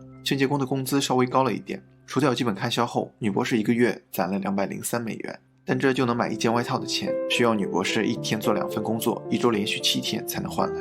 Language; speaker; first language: Chinese; native; Chinese